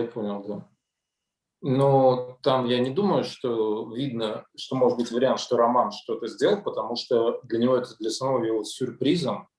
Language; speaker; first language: Russian; native; Russian